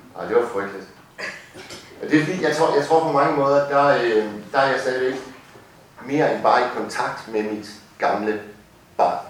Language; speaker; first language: Danish; native; Danish